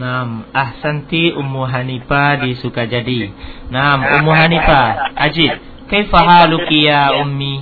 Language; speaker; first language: Arabic; non-native, fluent; Indonesian